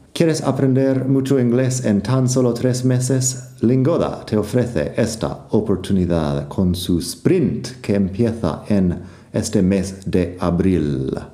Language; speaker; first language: Spanish; non-native, fluent; English